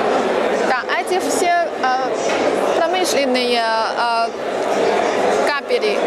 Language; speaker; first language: Russian; non-native, learner; Chinese